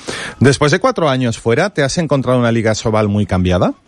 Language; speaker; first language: Spanish; native; Spanish